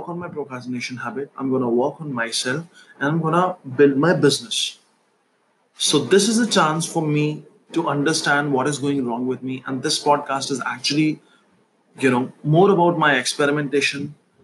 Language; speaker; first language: English; non-native, local second language; Hindi